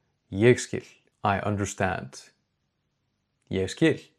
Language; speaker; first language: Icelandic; non-native, fluent; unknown